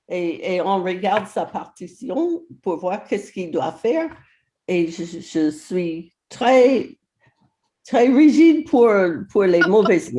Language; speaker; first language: French; non-native, fluent; English